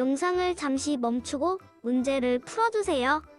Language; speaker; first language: Korean; native; Korean